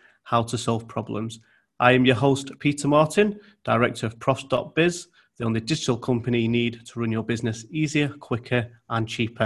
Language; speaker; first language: English; native; English